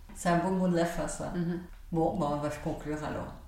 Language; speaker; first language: French; native; French